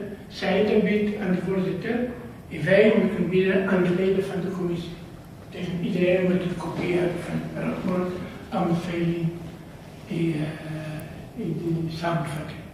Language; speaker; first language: Dutch; non-native, learner; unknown